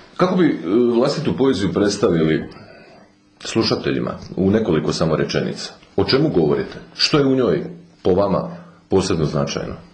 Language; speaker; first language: Croatian; native; Croatian